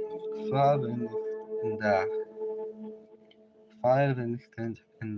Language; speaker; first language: Icelandic; non-native, learner; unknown